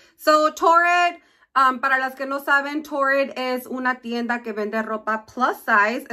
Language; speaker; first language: Spanish; early bilingual, heritage; Spanish